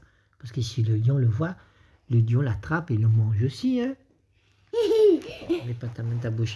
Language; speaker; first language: French; native; French